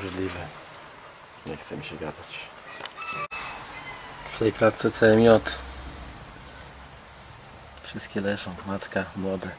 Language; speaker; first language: Polish; native; Polish